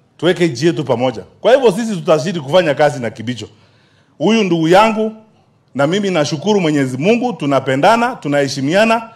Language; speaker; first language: Swahili; non-native, local second language; Gusii